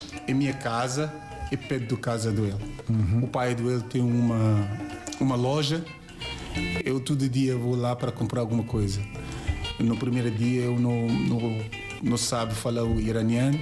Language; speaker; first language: Portuguese; non-native, learner; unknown